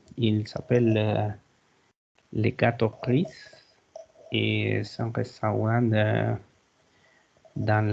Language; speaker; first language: French; non-native, learner; Spanish